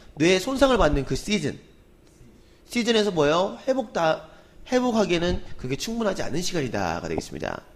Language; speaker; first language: Korean; native; Korean